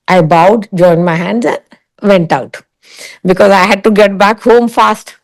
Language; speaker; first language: English; non-native, local second language; Punjabi